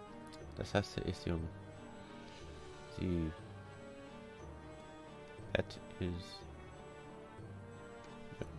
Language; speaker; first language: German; non-native, learner; English